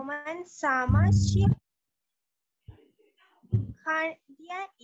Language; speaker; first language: Chinese; non-native, learner; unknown